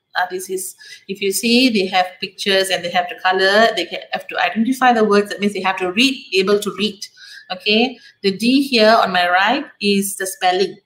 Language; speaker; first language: English; non-native, local second language; Tamil